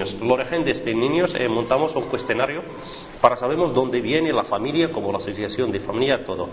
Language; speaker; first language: Spanish; non-native, fluent; Arabic